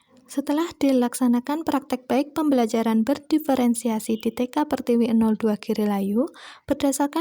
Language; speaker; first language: Indonesian; native; Indonesian